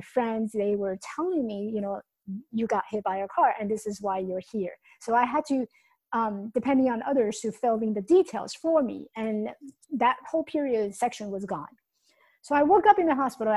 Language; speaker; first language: English; non-native, fluent; Chinese